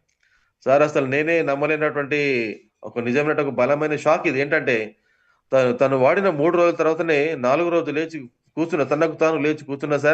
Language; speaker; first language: Telugu; native; Telugu